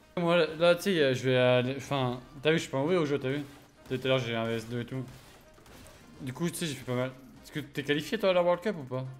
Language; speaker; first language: French; native; French